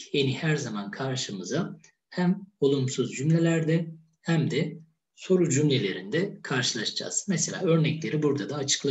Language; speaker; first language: Turkish; native; Turkish